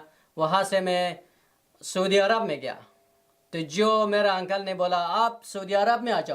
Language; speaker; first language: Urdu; non-native, learner; Persian